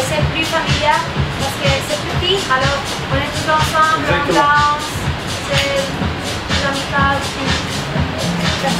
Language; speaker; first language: French; non-native, learner; Spanish